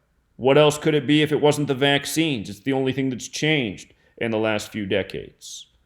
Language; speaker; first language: English; native; English